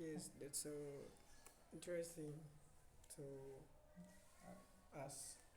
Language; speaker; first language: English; non-native, learner; Indonesian